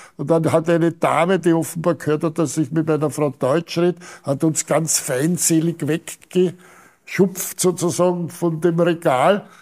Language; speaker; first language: German; native; German